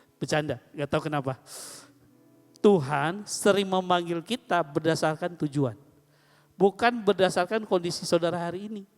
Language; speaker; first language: Indonesian; native; Indonesian